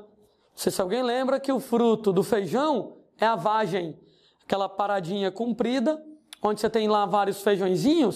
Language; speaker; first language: Portuguese; native; Portuguese